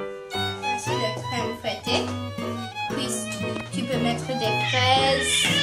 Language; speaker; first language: French; non-native, learner; English